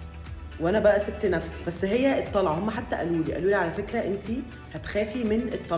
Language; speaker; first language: Arabic; native; Arabic